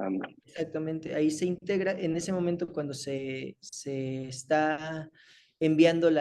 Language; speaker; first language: Spanish; native; Spanish